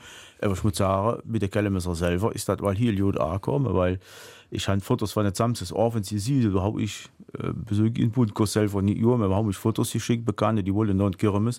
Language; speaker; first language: German; native; German